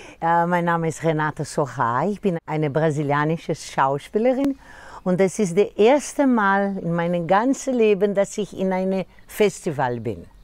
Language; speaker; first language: German; non-native, learner; Portuguese